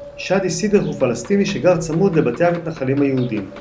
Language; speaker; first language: Hebrew; native; Hebrew